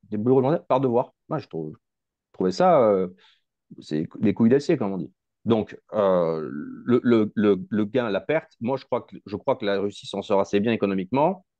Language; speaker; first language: French; native; French